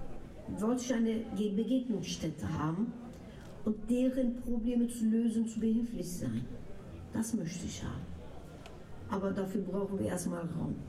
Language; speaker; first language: German; non-native, local second language; Turkish